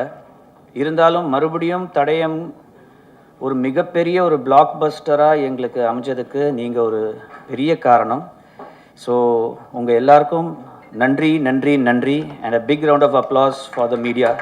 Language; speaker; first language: Tamil; native; Tamil